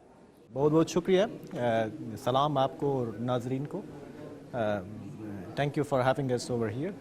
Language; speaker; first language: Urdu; non-native, fluent; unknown